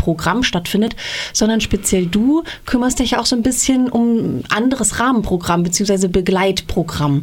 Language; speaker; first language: German; native; German